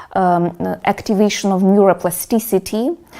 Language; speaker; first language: English; non-native, fluent; Russian